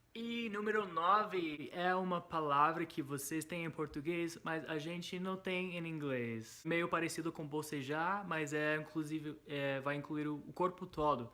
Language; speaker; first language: Portuguese; non-native, fluent; English